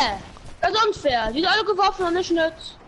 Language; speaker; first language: German; non-native, local second language; Luxembourgish